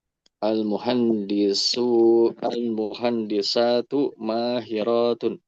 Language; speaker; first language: Arabic; non-native, learner; Indonesian